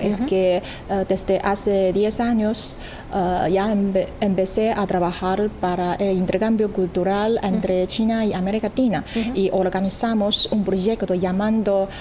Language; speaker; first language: Spanish; non-native, fluent; Chinese